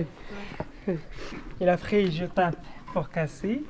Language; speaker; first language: French; non-native, learner; Arabic